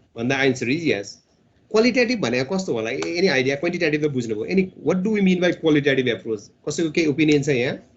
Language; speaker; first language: English; non-native, local second language; Nepali